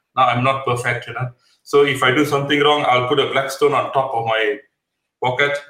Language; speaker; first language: English; non-native, local second language; Punjabi